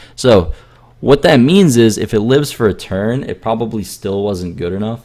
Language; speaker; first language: English; native; English